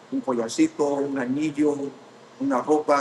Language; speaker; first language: Spanish; early bilingual, heritage; Spanish